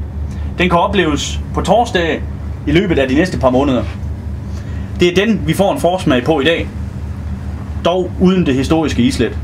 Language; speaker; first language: Danish; native; Danish